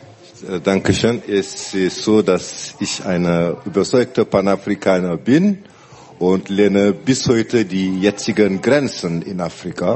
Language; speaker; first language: German; non-native, fluent; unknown